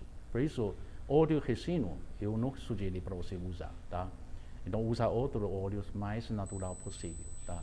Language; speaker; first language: Portuguese; non-native, fluent; Chinese